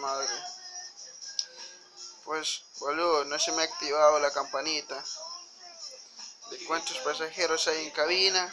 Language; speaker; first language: Spanish; native; Spanish